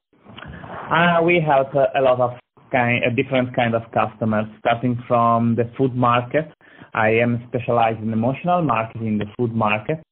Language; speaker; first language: English; non-native, learner; Italian